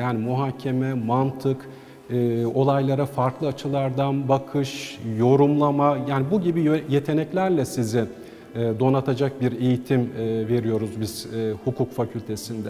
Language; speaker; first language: Turkish; native; Turkish